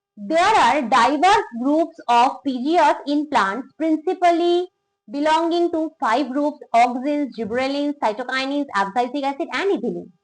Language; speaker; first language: English; non-native, local second language; Bangla